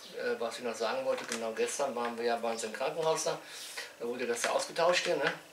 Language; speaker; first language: German; native; German